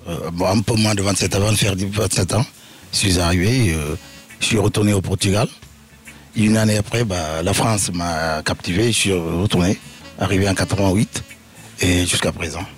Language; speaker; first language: French; non-native, fluent; Upper Guinea Crioulo